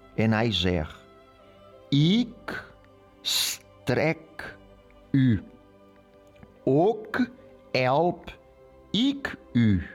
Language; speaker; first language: Dutch; non-native, learner; Portuguese